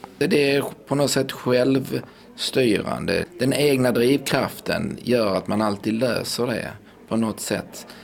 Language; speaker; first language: Swedish; native; Swedish